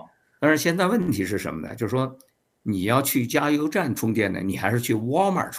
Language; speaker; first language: Chinese; native; Chinese